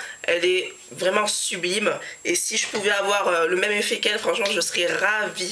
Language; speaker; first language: French; native; French